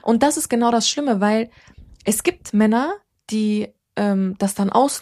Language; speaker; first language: German; early bilingual, other home language; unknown